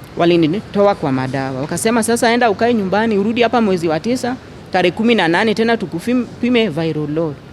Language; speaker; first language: Swahili; non-native, local second language; Luo (Kenya and Tanzania)